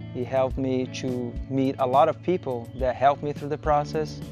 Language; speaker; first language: English; non-native, fluent; Portuguese